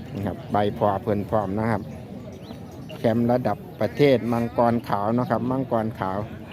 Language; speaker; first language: Thai; native; Thai